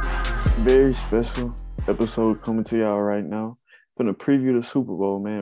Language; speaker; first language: English; native; English